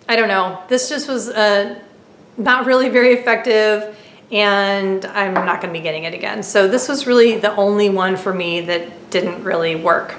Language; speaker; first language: English; native; English